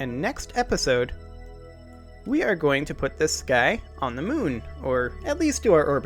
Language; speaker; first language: English; native; English